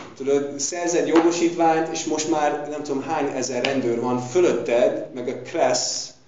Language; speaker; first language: Hungarian; non-native, fluent; English